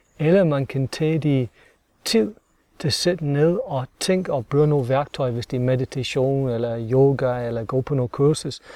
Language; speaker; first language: Danish; non-native, fluent; English